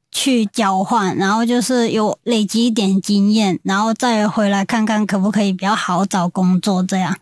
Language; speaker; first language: Chinese; non-native, local second language; Cantonese